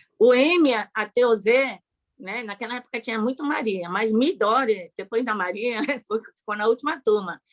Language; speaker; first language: Portuguese; early bilingual, other home language; Japanese